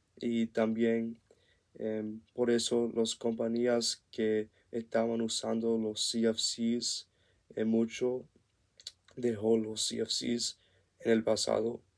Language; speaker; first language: Spanish; non-native, learner; English